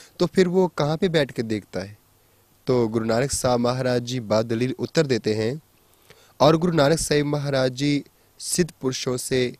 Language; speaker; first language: Hindi; non-native, local second language; Punjabi